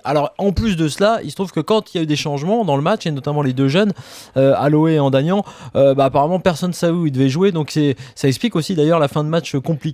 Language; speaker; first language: French; native; French